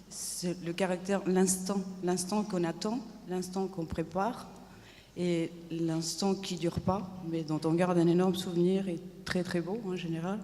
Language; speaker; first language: French; non-native, fluent; Spanish